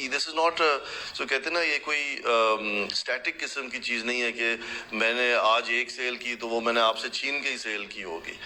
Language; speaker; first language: Urdu; native; Urdu